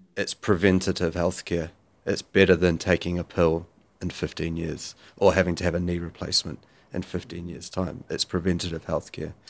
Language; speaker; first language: English; native; English